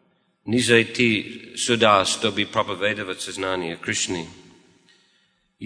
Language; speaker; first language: Russian; non-native, fluent; English